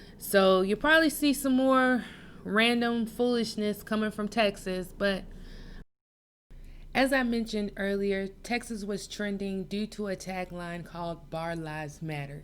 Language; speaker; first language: English; native; English